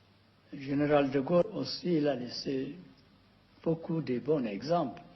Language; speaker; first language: French; non-native, fluent; Amharic